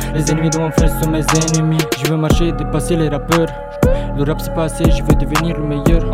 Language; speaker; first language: French; non-native, learner; Romanian